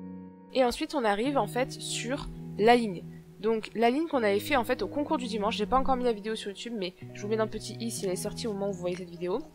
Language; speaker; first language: French; native; French